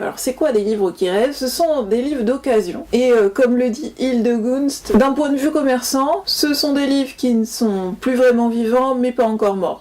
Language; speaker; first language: French; native; French